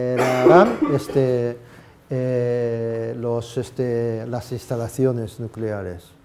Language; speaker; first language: Spanish; non-native, fluent; Japanese